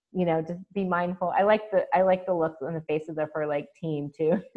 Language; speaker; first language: English; native; English